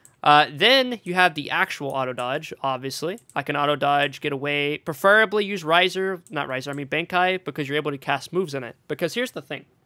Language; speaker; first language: English; native; English